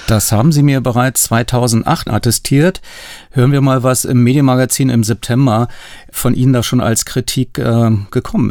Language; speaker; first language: German; native; German